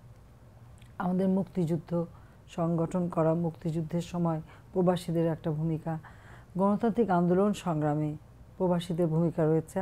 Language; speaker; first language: Bangla; native; Bangla